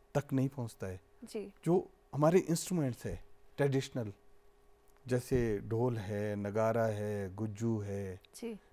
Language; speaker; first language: Hindi; native; Hindi